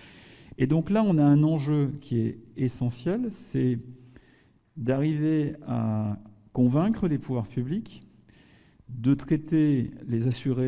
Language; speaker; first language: French; native; French